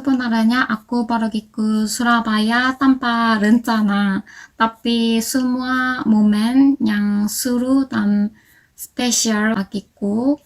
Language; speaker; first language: Indonesian; non-native, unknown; Korean